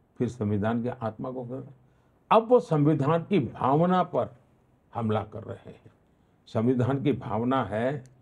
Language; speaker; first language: Hindi; non-native, local second language; Gujarati